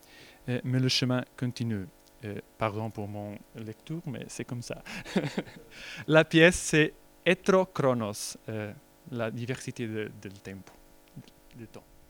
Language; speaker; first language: French; non-native, learner; Portuguese